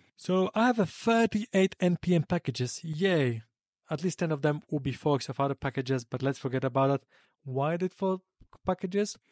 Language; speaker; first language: English; non-native, fluent; Polish